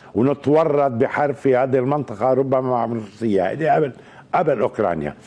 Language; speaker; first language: Arabic; native; Arabic